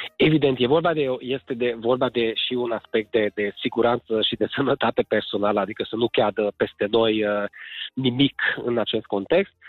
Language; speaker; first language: Romanian; non-native, local second language; Hungarian